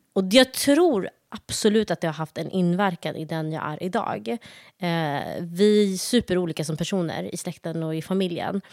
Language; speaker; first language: Swedish; early bilingual, other home language; Somali